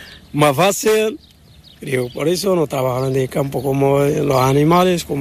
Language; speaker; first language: Spanish; non-native, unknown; Arabic